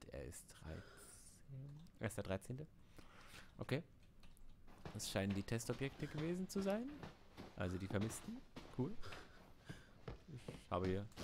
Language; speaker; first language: German; native; German